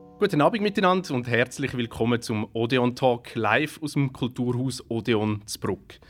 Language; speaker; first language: German; native; German